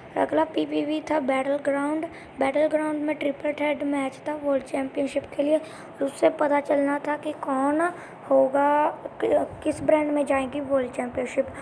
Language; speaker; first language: Hindi; non-native, local second language; Punjabi